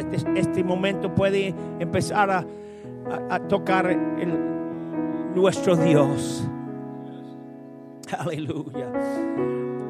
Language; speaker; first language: Spanish; non-native, fluent; English